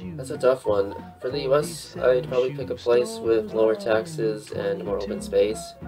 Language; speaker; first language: English; native; English